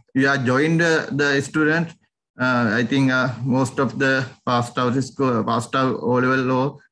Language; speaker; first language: English; non-native, local second language; Sinhala